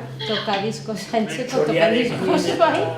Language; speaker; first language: Basque; non-native, local second language; Spanish